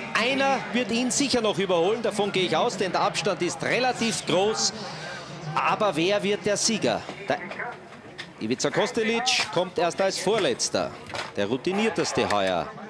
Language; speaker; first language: German; native; German